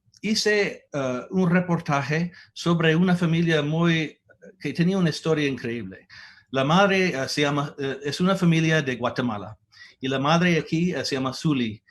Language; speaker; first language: Spanish; non-native, fluent; English